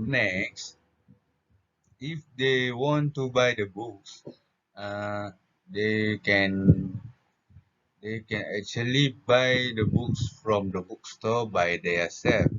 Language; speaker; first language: English; non-native, local second language; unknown